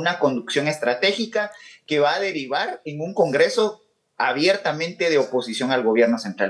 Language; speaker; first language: Spanish; native; Spanish